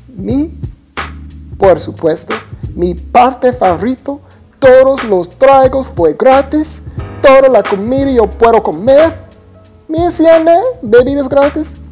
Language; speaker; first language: Spanish; non-native, learner; English